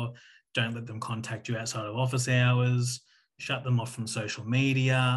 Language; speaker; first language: English; native; English